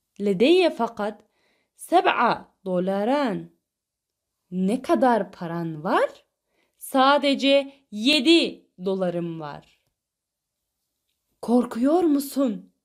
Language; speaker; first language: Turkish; non-native, fluent; Arabic